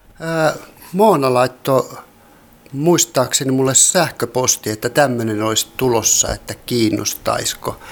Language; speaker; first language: Finnish; native; Finnish